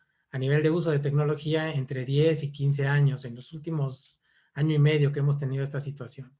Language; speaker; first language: Spanish; native; Spanish